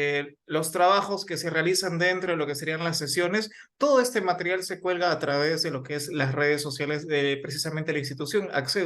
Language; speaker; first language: Spanish; native; Spanish